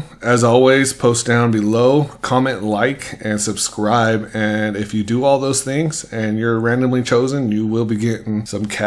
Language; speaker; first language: English; native; English